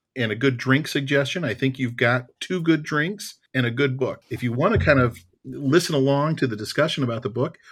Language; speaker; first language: English; native; English